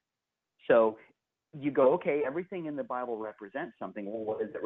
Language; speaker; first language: English; native; English